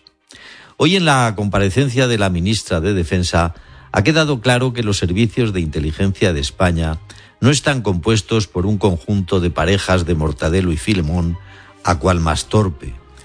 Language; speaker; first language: Spanish; native; Spanish